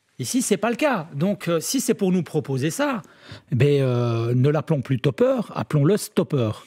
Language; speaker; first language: French; native; French